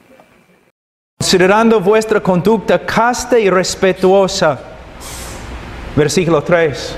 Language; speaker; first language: Spanish; non-native, fluent; English